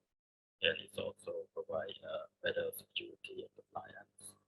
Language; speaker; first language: English; non-native, learner; Khmer